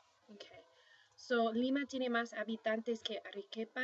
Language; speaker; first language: Spanish; non-native, fluent; English